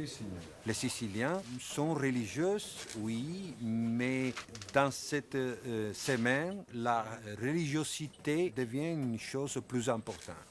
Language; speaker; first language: French; non-native, fluent; Italian